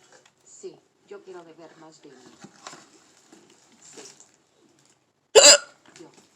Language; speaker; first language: Spanish; non-native, learner; English